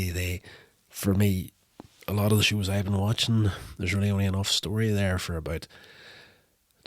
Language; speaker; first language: English; native; English